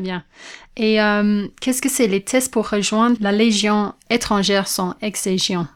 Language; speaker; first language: French; non-native, fluent; English